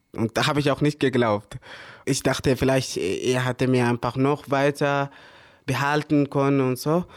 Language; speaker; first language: German; early bilingual, other home language; Arabic